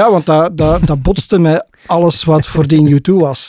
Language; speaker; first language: Dutch; native; Dutch